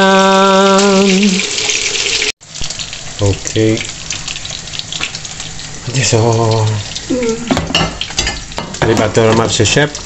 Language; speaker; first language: Italian; non-native, learner; Filipino